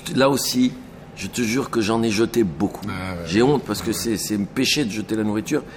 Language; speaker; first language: French; native; French